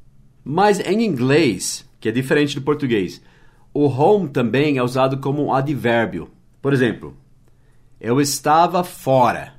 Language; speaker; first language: Portuguese; non-native, fluent; English